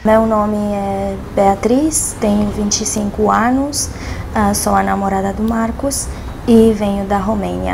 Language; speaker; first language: Portuguese; non-native, fluent; Romanian